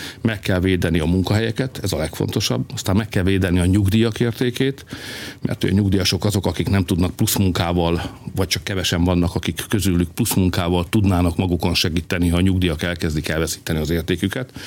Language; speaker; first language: Hungarian; native; Hungarian